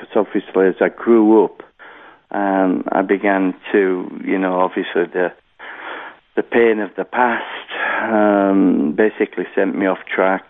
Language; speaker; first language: English; native; English